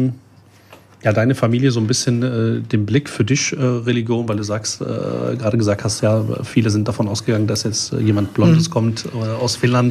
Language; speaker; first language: German; early bilingual, other home language; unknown